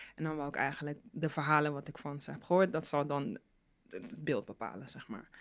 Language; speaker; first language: Dutch; native; Dutch